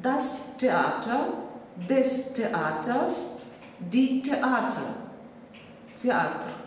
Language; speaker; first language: German; non-native, fluent; Russian